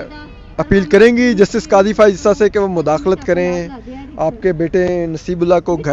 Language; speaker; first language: Urdu; native; Urdu